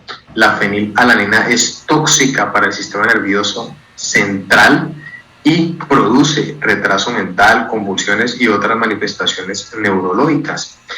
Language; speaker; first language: Spanish; native; Spanish